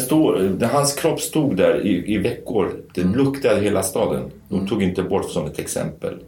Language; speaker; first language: Swedish; non-native, fluent; Kurdish